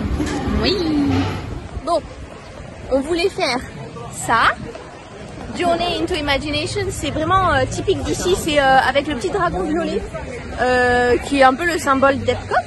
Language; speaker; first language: French; native; French